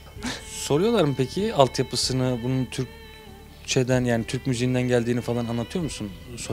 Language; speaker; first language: Turkish; native; Turkish